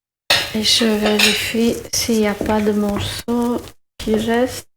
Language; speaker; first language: French; non-native, fluent; Turkish